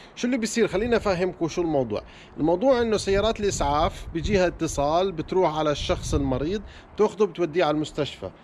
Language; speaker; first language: Arabic; native; Arabic